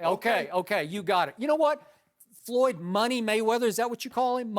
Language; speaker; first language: English; native; English